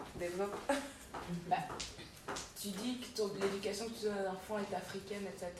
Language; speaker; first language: French; non-native, local second language; Kinyarwanda